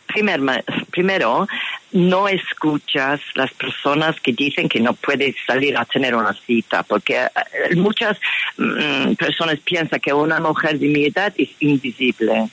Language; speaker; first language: Spanish; non-native, fluent; English